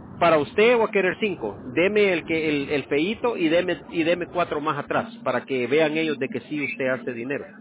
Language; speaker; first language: Spanish; early bilingual, heritage; Spanish